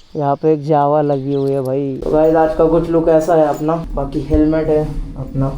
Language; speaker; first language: Hindi; non-native, local second language; Marathi